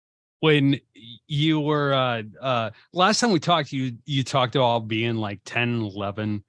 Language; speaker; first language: English; native; English